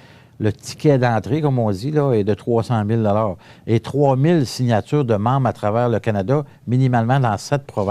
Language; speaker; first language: French; native; French